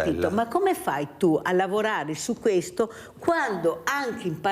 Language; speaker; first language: Italian; native; Italian